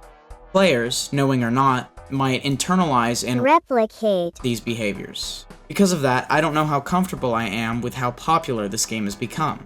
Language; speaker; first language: English; native; English